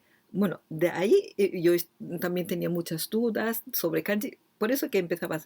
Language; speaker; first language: Spanish; non-native, fluent; Japanese